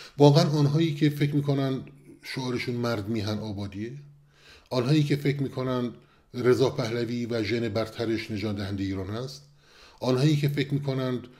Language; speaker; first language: Persian; non-native, local second language; Kurdish